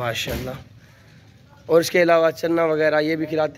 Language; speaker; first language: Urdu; non-native, local second language; Saraiki